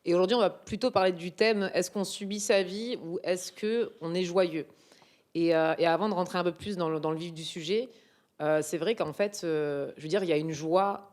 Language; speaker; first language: French; native; French